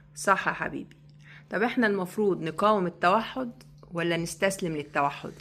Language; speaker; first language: Arabic; native; Arabic